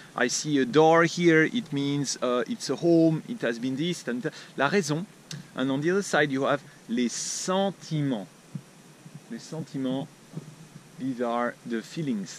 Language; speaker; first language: English; non-native, fluent; French